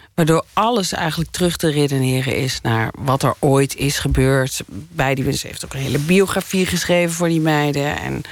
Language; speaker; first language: Dutch; native; Dutch